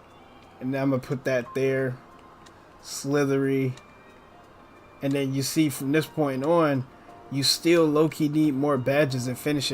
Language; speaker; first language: English; native; English